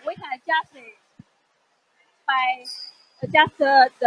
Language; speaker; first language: English; non-native, fluent; Chinese